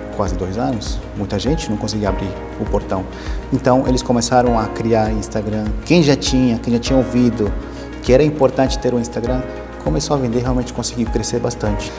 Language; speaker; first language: Portuguese; early bilingual, other home language; Spanish